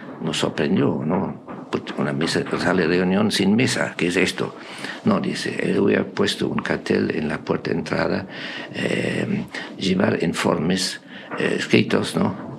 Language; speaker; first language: Spanish; non-native, fluent; German